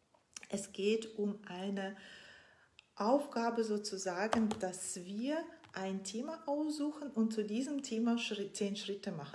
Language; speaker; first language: German; non-native, fluent; Russian